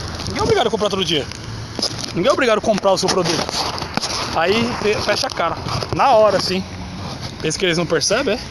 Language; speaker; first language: Portuguese; native; Portuguese